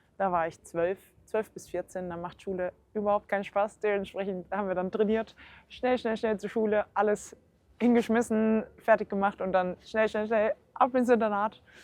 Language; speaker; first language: German; early bilingual, heritage; German